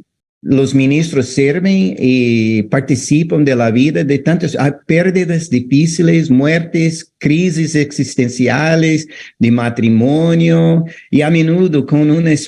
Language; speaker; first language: Spanish; non-native, fluent; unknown